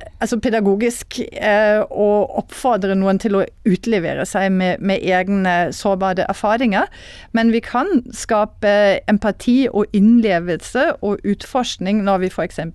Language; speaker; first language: Norwegian; non-native, fluent; German